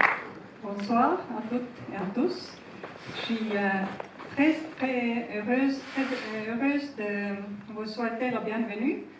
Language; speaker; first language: French; non-native, fluent; Estonian